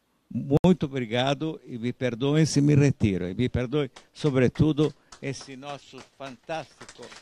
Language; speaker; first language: Portuguese; non-native, fluent; Italian